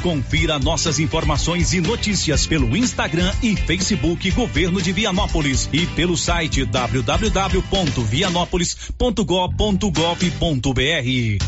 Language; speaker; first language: Portuguese; native; Portuguese